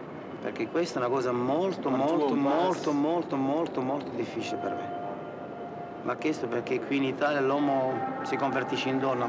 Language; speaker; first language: Italian; non-native, learner; French